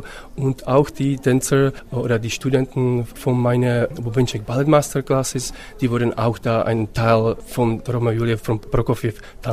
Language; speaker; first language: German; non-native, fluent; Czech